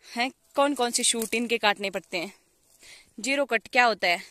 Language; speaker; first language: Hindi; native; Hindi